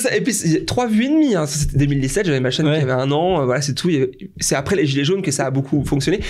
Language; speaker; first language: French; native; French